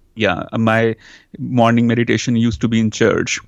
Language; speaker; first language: English; non-native, local second language; Hindi